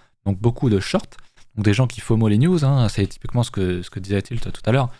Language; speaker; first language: French; native; French